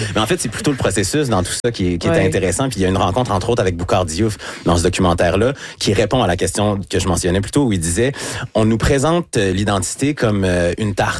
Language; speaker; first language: French; native; French